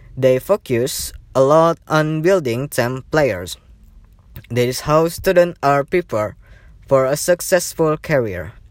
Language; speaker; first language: English; non-native, learner; Indonesian